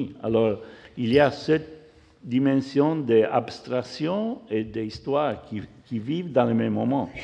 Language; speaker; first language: French; non-native, fluent; Italian